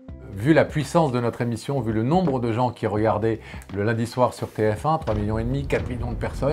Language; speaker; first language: French; native; French